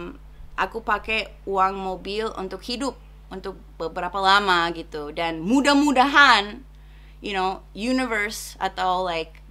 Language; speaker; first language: Indonesian; non-native, fluent; English